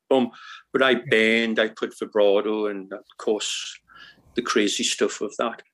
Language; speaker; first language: English; native; English